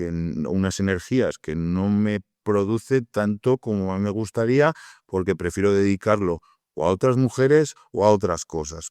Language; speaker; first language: Spanish; native; Spanish